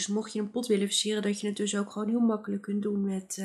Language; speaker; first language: Dutch; native; Dutch